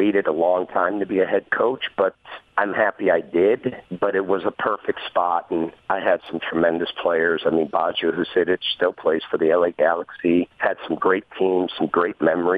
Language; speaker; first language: English; native; English